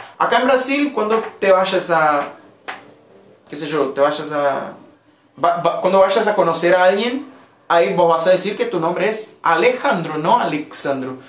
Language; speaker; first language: Spanish; non-native, fluent; Portuguese